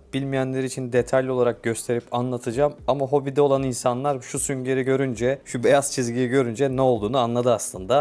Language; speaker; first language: Turkish; native; Turkish